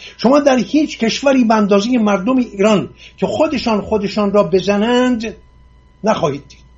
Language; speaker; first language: Persian; non-native, local second language; Assyrian Neo-Aramaic